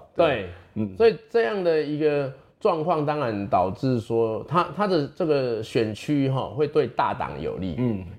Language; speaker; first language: Chinese; native; Chinese